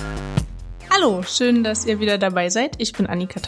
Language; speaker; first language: German; native; German